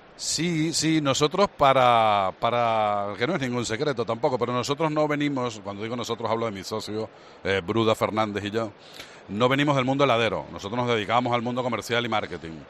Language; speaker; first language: Spanish; native; Spanish